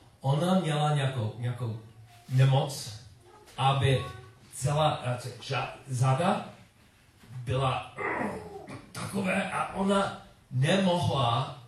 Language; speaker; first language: Czech; non-native, learner; English